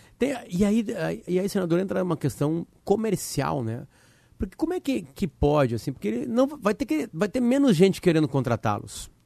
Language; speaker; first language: Portuguese; native; Portuguese